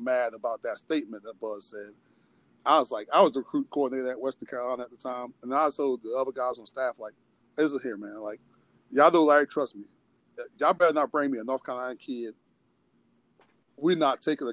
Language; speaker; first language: English; native; English